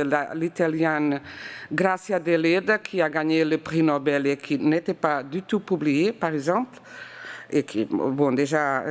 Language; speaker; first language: French; non-native, fluent; Portuguese